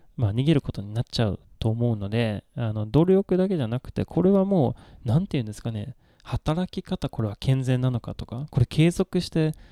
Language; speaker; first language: Japanese; non-native, fluent; Swedish